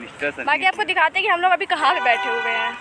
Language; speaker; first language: Hindi; native; Hindi